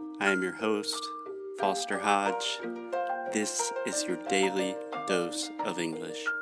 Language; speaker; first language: English; native; English